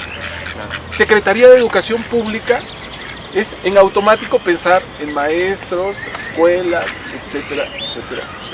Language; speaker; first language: Spanish; native; Spanish